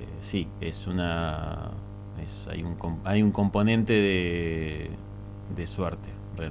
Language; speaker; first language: Spanish; native; Spanish